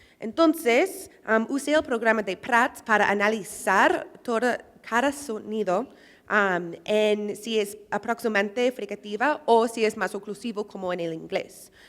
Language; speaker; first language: Spanish; non-native, fluent; English